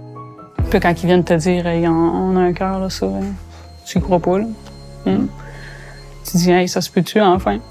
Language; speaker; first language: French; native; French